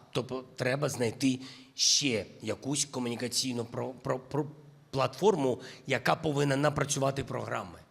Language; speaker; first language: Ukrainian; non-native, local second language; Russian